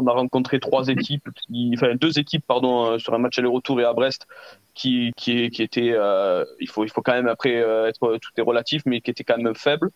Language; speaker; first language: French; native; French